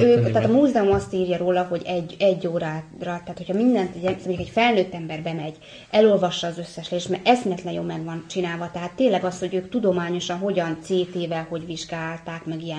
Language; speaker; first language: Hungarian; native; Hungarian